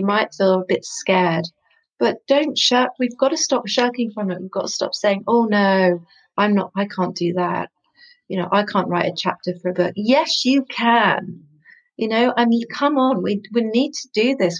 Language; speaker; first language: English; native; English